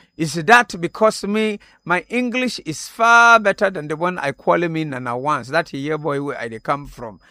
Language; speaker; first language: Nigerian Pidgin; non-native, local second language; Akan